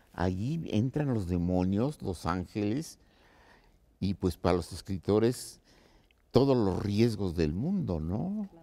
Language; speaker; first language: Spanish; native; Spanish